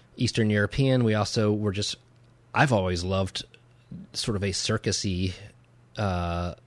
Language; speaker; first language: English; native; English